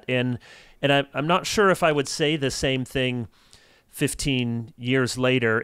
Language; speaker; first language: English; native; English